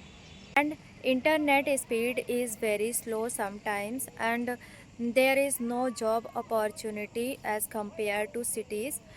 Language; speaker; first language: English; non-native, learner; Hindi